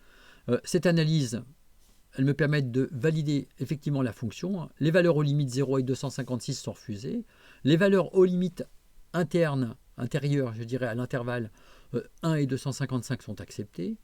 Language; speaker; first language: French; native; French